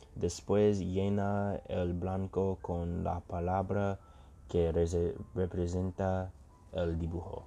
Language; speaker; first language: Spanish; non-native, learner; English